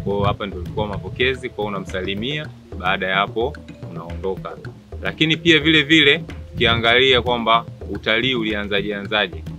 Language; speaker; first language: Swahili; native; Swahili